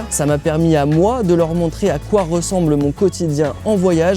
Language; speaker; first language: French; native; French